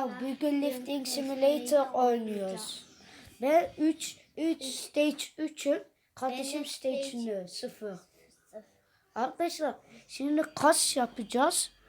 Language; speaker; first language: Turkish; early bilingual, heritage; Dutch